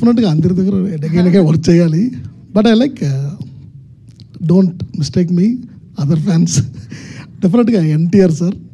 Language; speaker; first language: Telugu; non-native, learner; Tamil